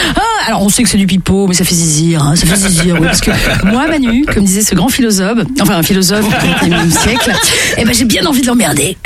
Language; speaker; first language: French; native; French